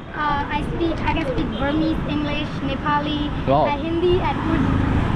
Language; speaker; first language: English; non-native, fluent; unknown